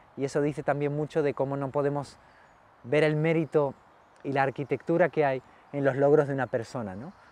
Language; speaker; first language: Spanish; native; Spanish